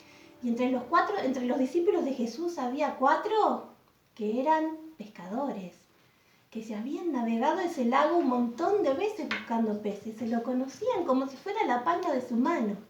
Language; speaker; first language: Spanish; native; Spanish